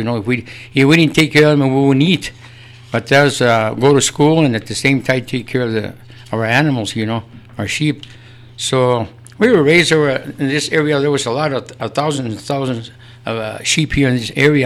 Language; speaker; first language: English; early bilingual, other home language; Spanish